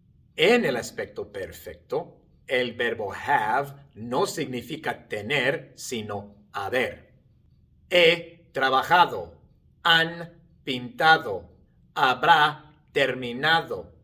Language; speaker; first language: Spanish; non-native, fluent; English